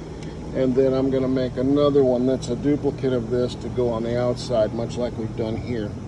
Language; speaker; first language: English; native; English